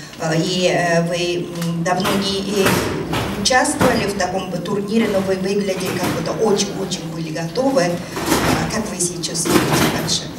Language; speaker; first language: Russian; non-native, fluent; Japanese